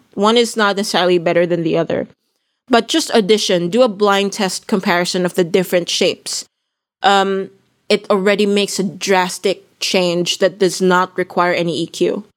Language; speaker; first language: English; non-native, local second language; Filipino